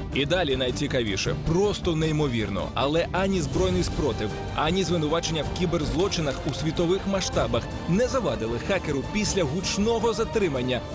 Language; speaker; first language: Ukrainian; native; Ukrainian